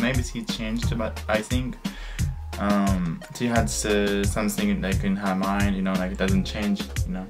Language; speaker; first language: English; non-native, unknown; Japanese